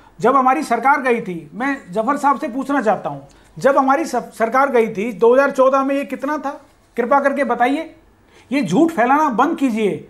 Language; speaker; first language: Hindi; native; Hindi